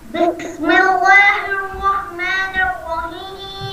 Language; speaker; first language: Arabic; non-native, learner; Urdu